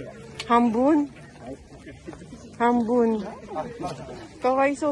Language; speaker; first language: Japanese; non-native, learner; Filipino